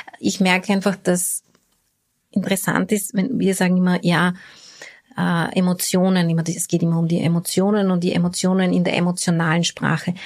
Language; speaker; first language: German; early bilingual, other home language; Bulgarian